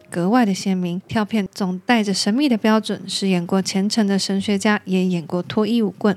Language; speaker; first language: Chinese; native; Chinese